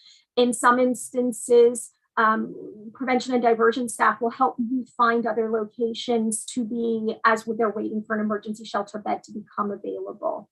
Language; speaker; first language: English; native; English